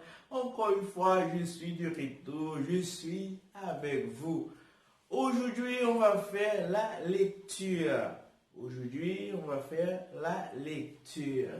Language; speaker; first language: French; non-native, learner; Portuguese